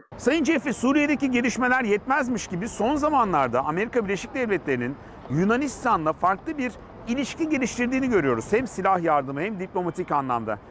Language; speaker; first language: Turkish; native; Turkish